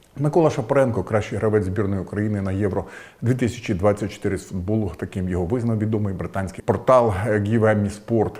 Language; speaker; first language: Ukrainian; native; Ukrainian